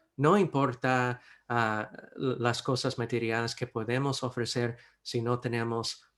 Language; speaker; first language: Spanish; non-native, fluent; English